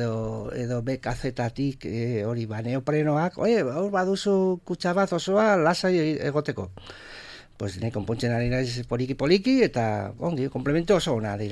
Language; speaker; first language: Basque; non-native, local second language; Spanish